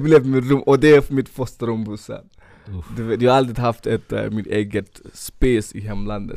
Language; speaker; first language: Swedish; non-native, fluent; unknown